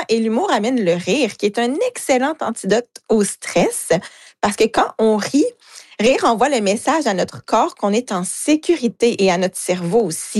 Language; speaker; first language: French; native; French